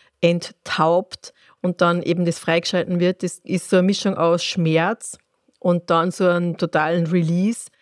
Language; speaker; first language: German; native; German